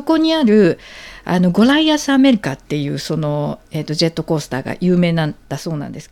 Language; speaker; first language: Japanese; native; Japanese